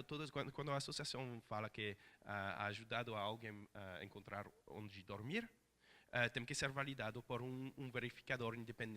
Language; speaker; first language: Portuguese; non-native, fluent; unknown